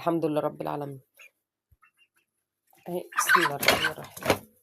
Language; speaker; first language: Arabic; native; Arabic